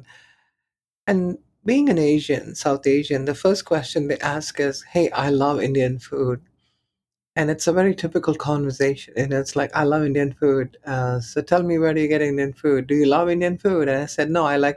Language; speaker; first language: English; non-native, local second language; Tamil